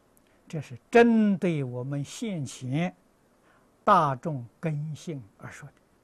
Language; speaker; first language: Chinese; native; Chinese